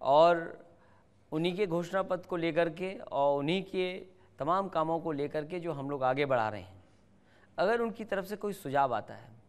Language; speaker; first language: Hindi; native; Hindi